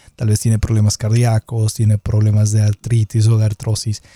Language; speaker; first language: Spanish; native; Spanish